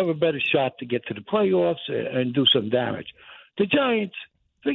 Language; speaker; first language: English; native; English